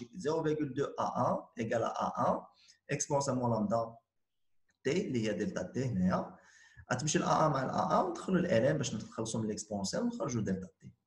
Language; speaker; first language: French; non-native, local second language; Arabic